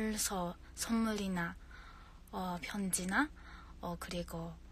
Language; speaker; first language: Korean; non-native, learner; Japanese